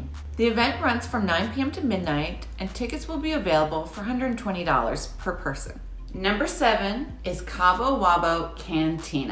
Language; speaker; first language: English; native; English